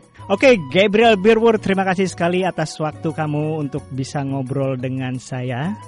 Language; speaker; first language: Indonesian; native; Indonesian